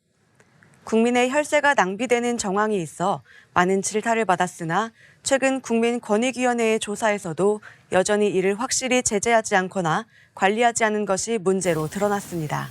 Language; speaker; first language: Korean; native; Korean